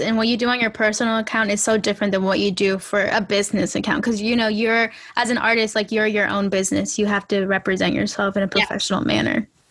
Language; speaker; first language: English; early bilingual, other home language; Spanish